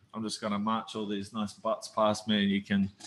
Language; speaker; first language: English; native; English